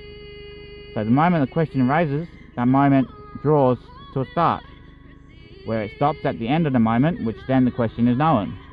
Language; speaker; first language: English; native; English